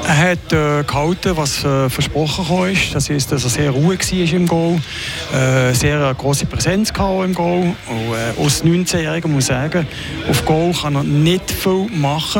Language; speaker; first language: German; native; German